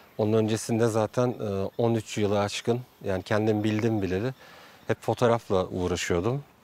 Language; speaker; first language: Turkish; native; Turkish